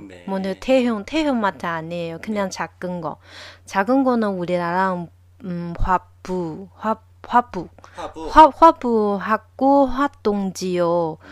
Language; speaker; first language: Korean; non-native, learner; Chinese